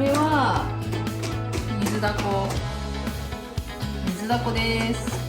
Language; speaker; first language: Japanese; native; Japanese